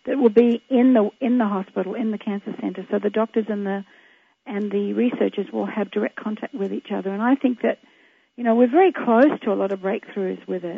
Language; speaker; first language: English; native; English